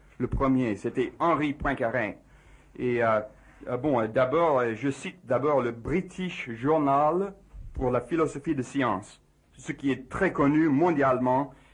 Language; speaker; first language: French; non-native, fluent; English